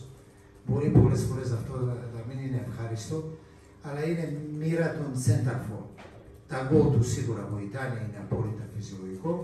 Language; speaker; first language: Greek; non-native, fluent; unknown